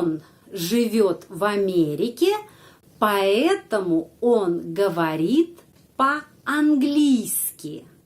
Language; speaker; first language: Russian; non-native, fluent; Indonesian